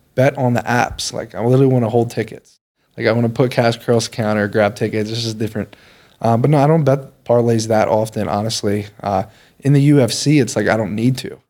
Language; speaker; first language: English; native; English